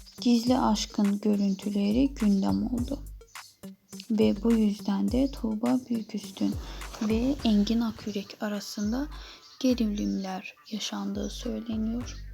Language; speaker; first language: Turkish; native; Turkish